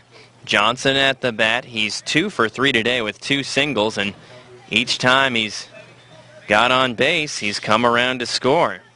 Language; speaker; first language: English; native; English